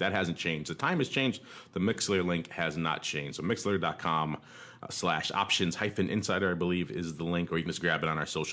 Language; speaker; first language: English; native; English